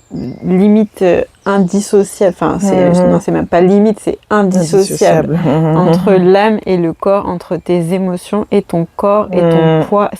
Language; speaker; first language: French; native; French